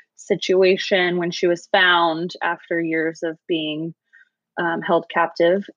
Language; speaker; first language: English; native; English